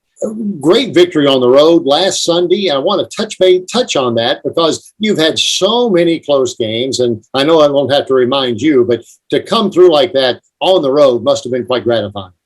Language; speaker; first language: English; native; English